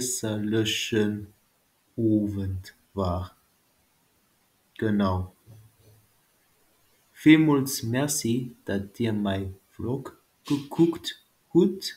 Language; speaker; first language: German; non-native, local second language; Luxembourgish